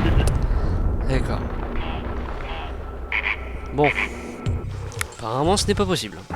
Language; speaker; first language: French; native; French